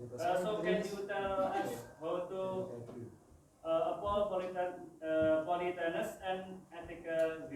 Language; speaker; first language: English; non-native, learner; Indonesian